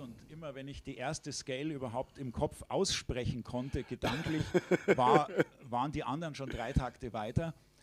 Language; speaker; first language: German; native; German